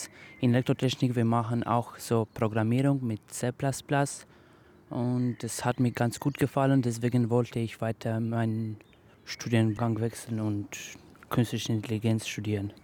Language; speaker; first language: German; non-native, fluent; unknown